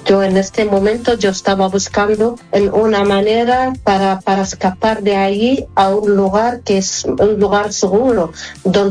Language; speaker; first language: Spanish; non-native, fluent; Arabic